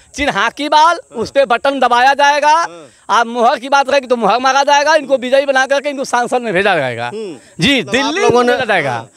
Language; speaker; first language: Hindi; native; Hindi